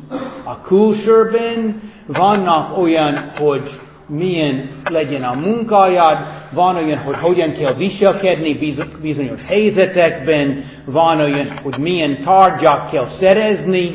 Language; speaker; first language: Hungarian; non-native, fluent; English